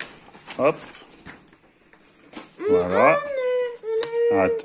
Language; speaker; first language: French; native; French